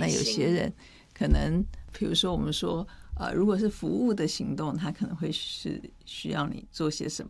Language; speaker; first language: Chinese; native; Chinese